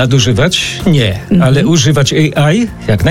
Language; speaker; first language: Polish; native; Polish